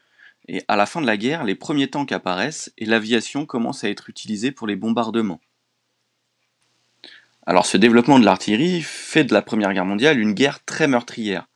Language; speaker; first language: French; native; French